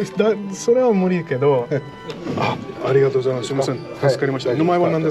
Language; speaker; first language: Japanese; non-native, learner; English